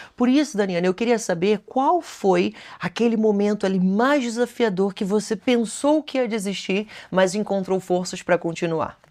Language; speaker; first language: Portuguese; native; Portuguese